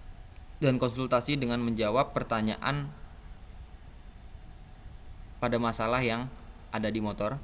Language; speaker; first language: Indonesian; native; Indonesian